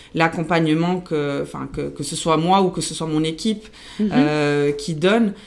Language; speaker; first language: French; non-native, fluent; Spanish